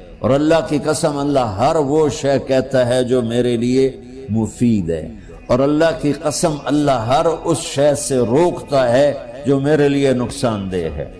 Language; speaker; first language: Urdu; non-native, local second language; Punjabi